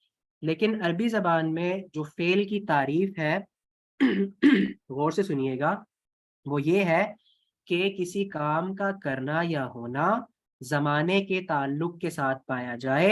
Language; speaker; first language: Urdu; non-native, local second language; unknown